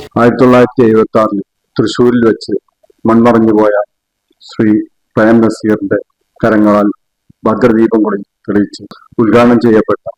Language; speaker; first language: Malayalam; native; Malayalam